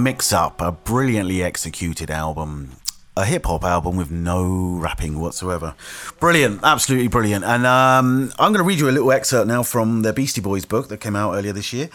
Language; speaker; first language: English; native; English